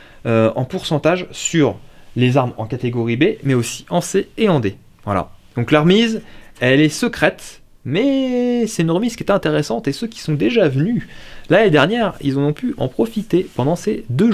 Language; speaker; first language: French; native; French